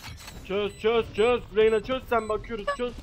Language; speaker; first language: Turkish; native; Turkish